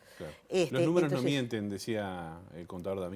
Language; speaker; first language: Spanish; native; Spanish